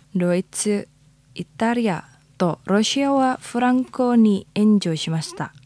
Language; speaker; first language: Japanese; non-native, fluent; Indonesian